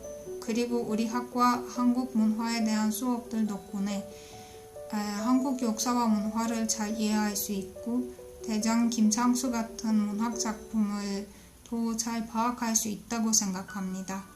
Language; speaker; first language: Korean; non-native, learner; Turkish